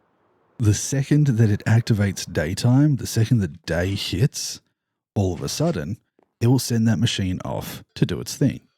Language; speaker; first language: English; native; English